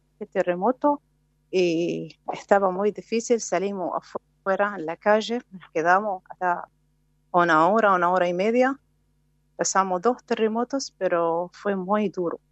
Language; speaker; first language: Spanish; non-native, fluent; Arabic